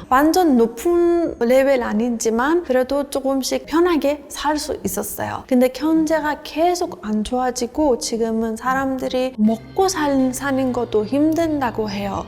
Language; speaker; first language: Korean; non-native, fluent; Persian